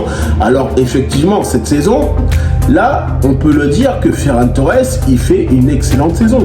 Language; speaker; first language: French; native; French